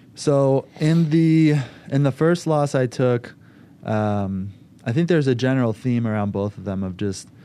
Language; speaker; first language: English; native; English